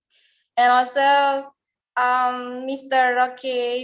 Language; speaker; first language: English; non-native, fluent; Indonesian